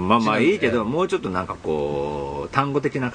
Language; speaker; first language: Japanese; native; Japanese